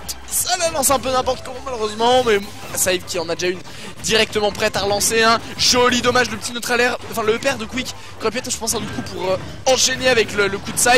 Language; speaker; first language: French; native; French